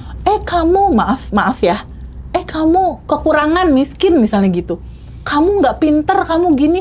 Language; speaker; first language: Indonesian; native; Indonesian